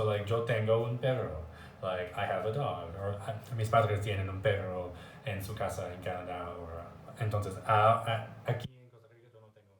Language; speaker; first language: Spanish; non-native, learner; English